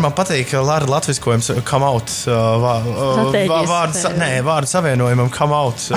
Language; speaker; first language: Latvian; native; Latvian